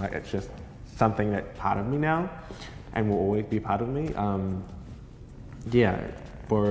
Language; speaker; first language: English; native; English